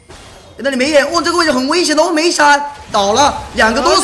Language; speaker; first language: Chinese; native; Chinese